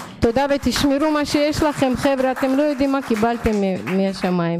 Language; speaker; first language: Hebrew; non-native, fluent; Russian